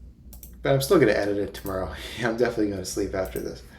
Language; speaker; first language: English; native; English